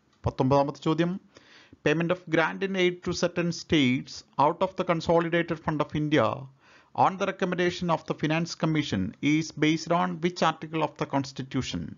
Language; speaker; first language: English; non-native, local second language; Malayalam